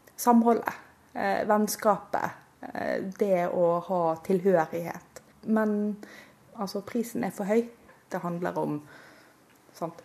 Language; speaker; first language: Norwegian; native; Norwegian